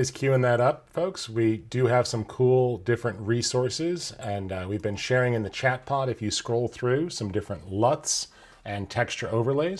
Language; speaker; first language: English; native; English